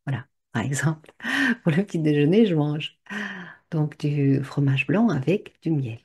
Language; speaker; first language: French; non-native, fluent; Russian